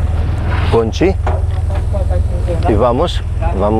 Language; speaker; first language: Portuguese; non-native, learner; Polish